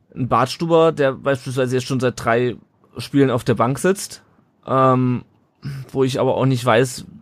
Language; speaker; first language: German; native; German